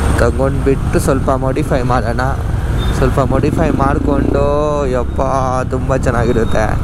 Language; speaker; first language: Kannada; non-native, local second language; Hindi